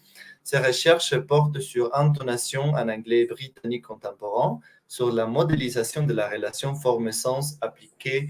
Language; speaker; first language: French; non-native, fluent; Spanish